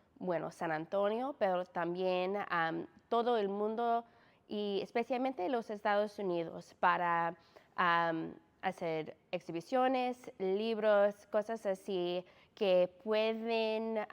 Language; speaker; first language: Spanish; non-native, fluent; English